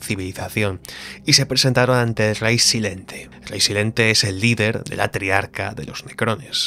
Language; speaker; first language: Spanish; native; Spanish